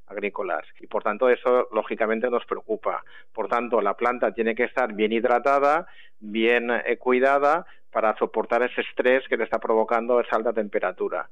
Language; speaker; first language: Spanish; native; Spanish